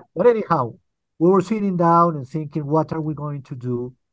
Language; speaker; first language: English; early bilingual, other home language; Spanish